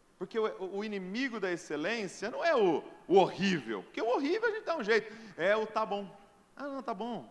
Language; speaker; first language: Portuguese; native; Portuguese